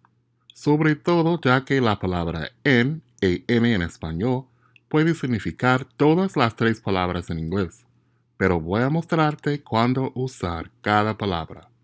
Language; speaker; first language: Spanish; non-native, fluent; English